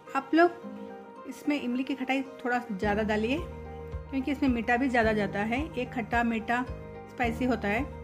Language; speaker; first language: Hindi; non-native, local second language; Telugu